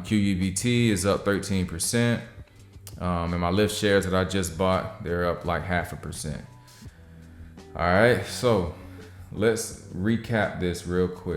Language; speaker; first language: English; native; English